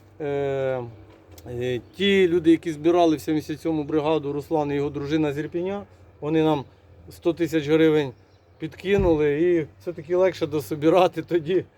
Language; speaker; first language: Ukrainian; native; Ukrainian